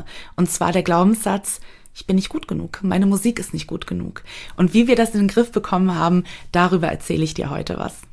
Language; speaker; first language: German; native; German